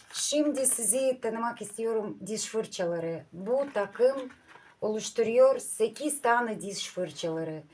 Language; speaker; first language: Turkish; non-native, learner; Russian